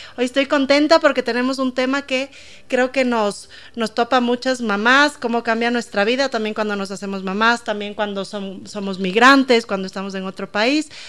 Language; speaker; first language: Spanish; native; Spanish